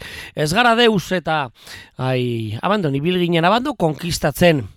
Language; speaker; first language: Basque; native; Basque